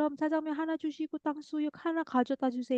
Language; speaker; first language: Korean; non-native, fluent; Indonesian